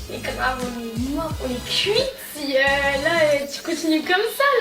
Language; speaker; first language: French; native; French